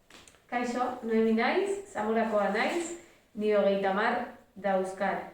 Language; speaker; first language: Basque; non-native, learner; Spanish